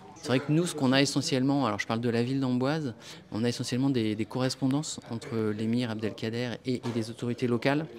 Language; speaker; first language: French; native; French